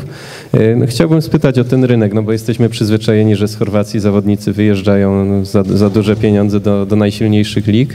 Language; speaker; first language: Polish; native; Polish